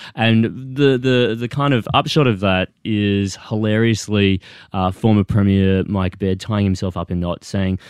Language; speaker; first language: English; native; English